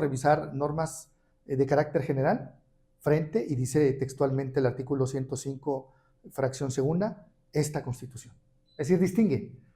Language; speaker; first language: Spanish; native; Spanish